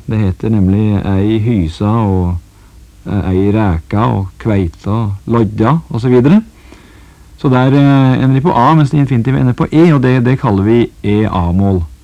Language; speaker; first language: Norwegian; native; Norwegian